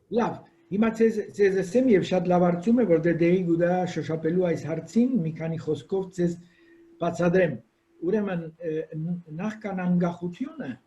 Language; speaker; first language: Armenian; early bilingual, heritage; Armenian